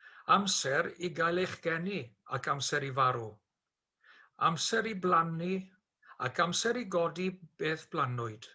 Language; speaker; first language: Welsh; native; Welsh